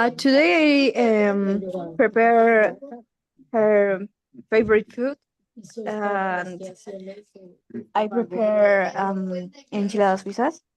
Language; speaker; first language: English; non-native, learner; Spanish